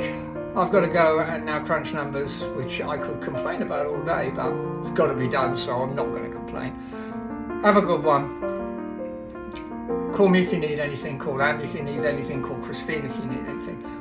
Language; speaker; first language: English; native; English